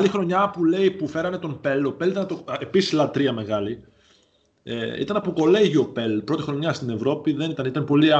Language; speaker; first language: Greek; native; Greek